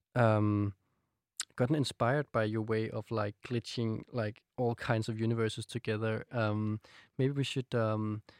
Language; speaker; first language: English; non-native, fluent; Danish